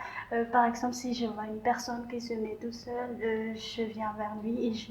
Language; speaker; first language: French; non-native, local second language; Malagasy